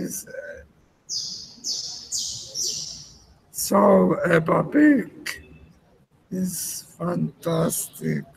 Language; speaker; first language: English; non-native, learner; Spanish